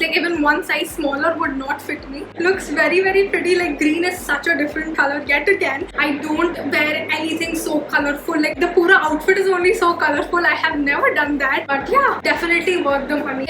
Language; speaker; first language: English; non-native, local second language; Hindi